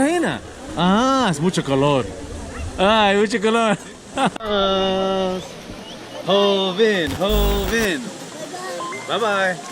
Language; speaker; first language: Spanish; non-native, learner; English